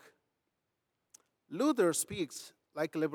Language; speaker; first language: English; non-native, local second language; Telugu